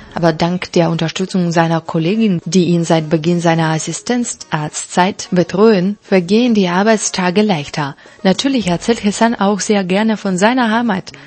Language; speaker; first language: German; non-native, fluent; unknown